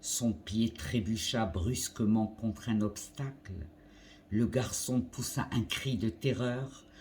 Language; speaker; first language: French; non-native, local second language; Arabic